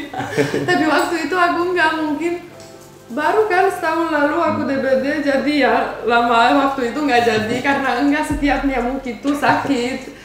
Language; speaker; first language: Indonesian; non-native, fluent; Romanian